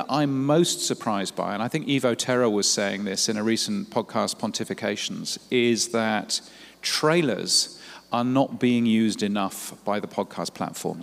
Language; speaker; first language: English; native; English